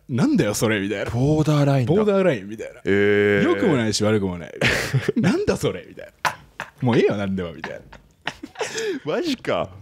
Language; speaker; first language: Japanese; native; Japanese